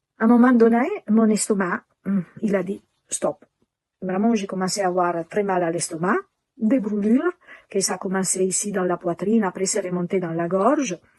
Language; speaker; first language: French; non-native, fluent; Italian